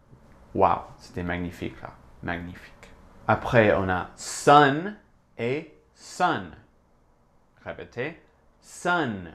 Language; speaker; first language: French; non-native, fluent; English